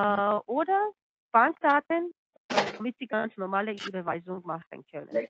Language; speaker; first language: German; non-native, fluent; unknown